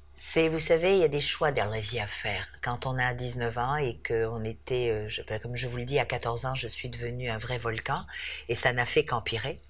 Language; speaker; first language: French; native; French